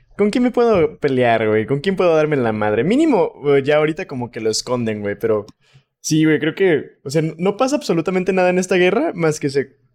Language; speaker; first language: Spanish; native; Spanish